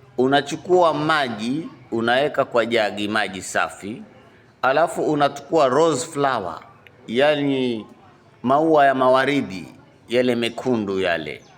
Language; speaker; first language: Swahili; native; Swahili